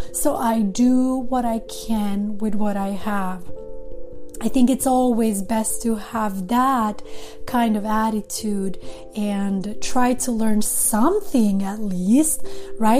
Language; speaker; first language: English; non-native, fluent; Serbian